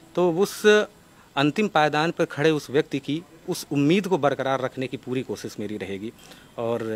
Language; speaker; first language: Hindi; native; Hindi